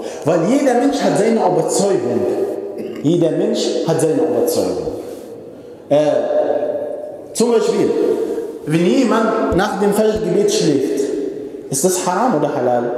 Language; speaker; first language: German; non-native, fluent; Arabic